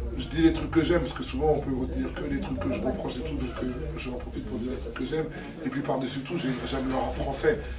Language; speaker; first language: French; non-native, local second language; Lingala